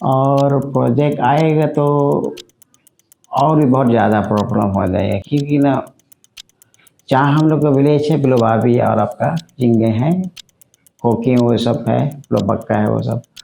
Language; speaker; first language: Hindi; non-native, local second language; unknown